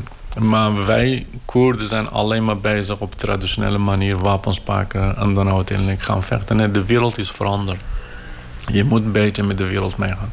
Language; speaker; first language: Dutch; non-native, fluent; Kurdish